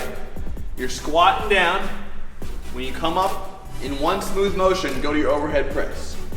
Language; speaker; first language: English; native; English